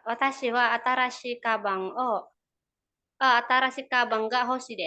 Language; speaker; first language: Japanese; non-native, learner; Indonesian